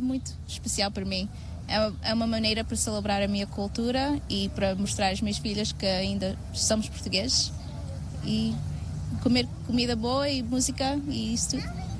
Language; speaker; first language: Portuguese; early bilingual, heritage; Portuguese